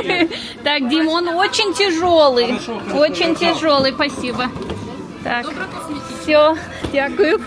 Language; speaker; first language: Russian; early bilingual, heritage; Russian